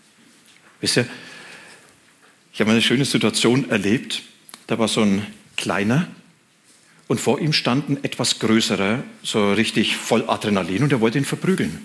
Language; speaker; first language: German; native; German